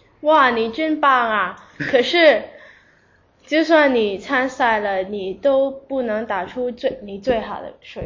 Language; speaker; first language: Chinese; non-native, local second language; Cantonese